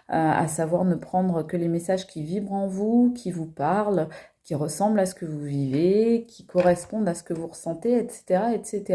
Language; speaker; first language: French; native; French